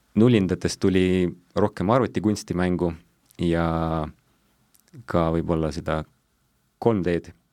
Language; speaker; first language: Estonian; non-native, local second language; Russian